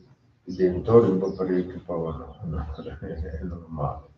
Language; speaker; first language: Italian; non-native, fluent; Tamil